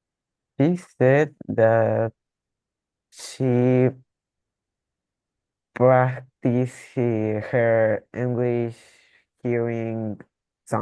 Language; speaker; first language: English; non-native, learner; Spanish